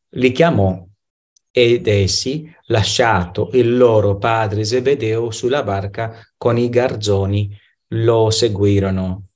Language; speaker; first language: Italian; non-native, fluent; Romanian